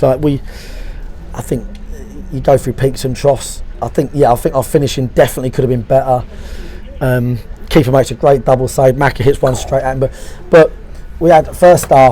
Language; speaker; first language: English; native; English